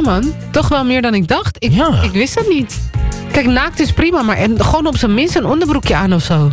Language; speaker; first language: Dutch; native; Dutch